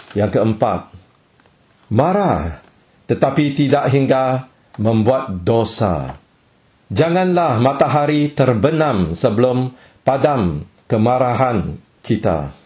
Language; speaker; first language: Malay; non-native, local second language; Chinese